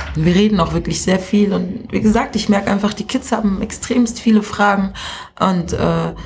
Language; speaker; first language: German; early bilingual, other home language; Swahili